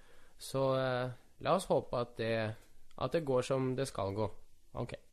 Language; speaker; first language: Norwegian; early bilingual, other home language; Russian